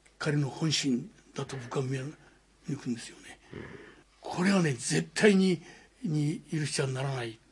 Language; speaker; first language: Japanese; native; Japanese